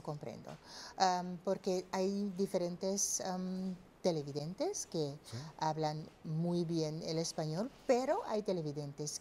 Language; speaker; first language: Spanish; non-native, fluent; Papiamento